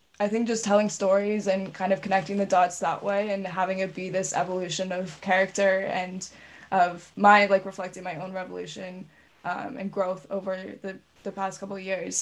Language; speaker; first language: English; native; English